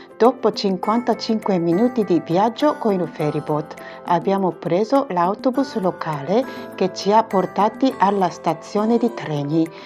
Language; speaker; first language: Italian; non-native, fluent; Japanese